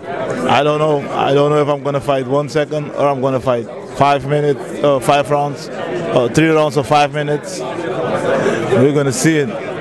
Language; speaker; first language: English; non-native, fluent; Dutch